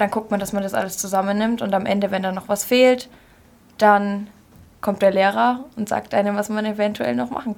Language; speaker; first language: German; native; German